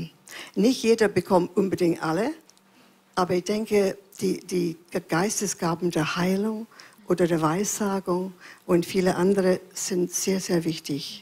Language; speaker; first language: German; non-native, fluent; English